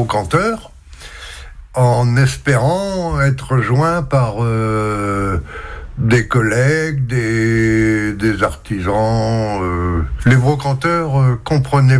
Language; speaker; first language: French; native; French